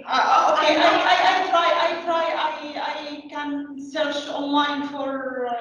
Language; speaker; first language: English; non-native, learner; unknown